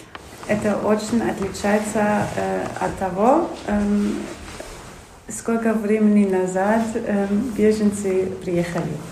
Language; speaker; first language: Russian; non-native, fluent; German